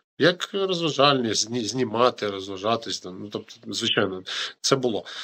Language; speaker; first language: Ukrainian; native; Ukrainian